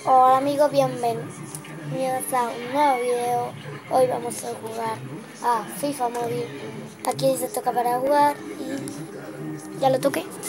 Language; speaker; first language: Spanish; native; Spanish